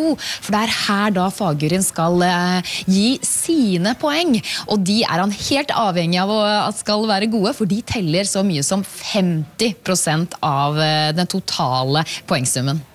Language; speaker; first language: Norwegian; native; Norwegian